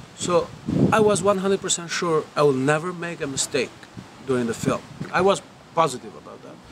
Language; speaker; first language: English; non-native, fluent; Albanian